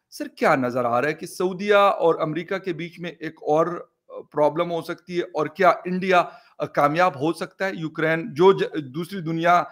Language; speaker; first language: Urdu; non-native, local second language; Pashto